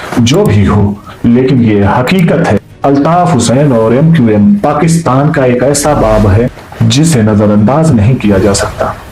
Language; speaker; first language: Urdu; native; Urdu